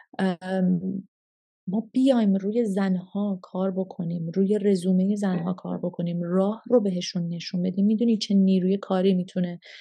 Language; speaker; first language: Persian; early bilingual, heritage; Persian